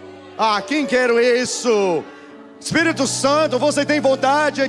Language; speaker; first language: Portuguese; non-native, learner; English